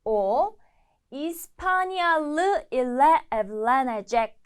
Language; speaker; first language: Turkish; non-native, fluent; Korean